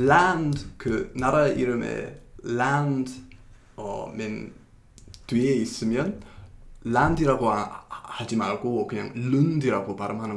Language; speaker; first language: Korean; non-native, fluent; English